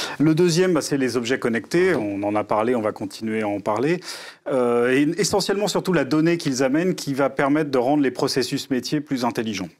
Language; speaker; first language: French; native; French